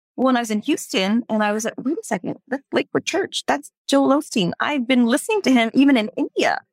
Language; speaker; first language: English; native; English